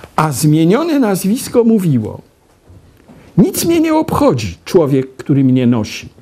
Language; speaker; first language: Polish; native; Polish